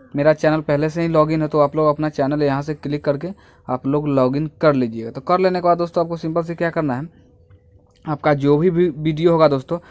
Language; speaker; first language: Hindi; native; Hindi